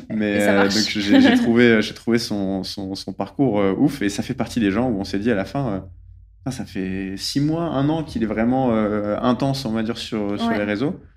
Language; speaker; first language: French; native; French